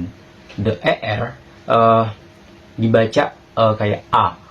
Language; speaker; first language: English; non-native, learner; Indonesian